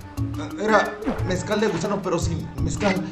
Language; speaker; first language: Spanish; native; Spanish